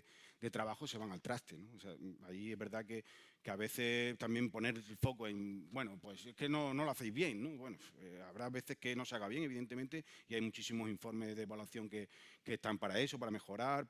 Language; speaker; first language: Spanish; native; Spanish